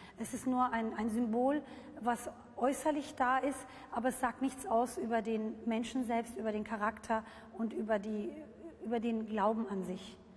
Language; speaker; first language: German; early bilingual, other home language; Turkish